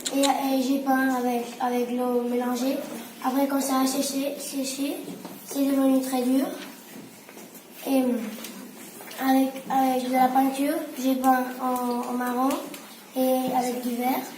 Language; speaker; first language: French; non-native, local second language; Spanish